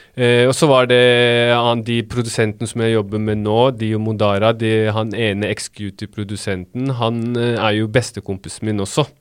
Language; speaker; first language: Norwegian; early bilingual, other home language; Baluchi